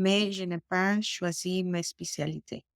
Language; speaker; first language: French; non-native, learner; English